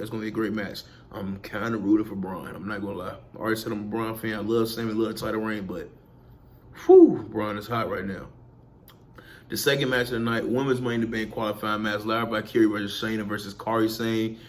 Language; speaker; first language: English; native; English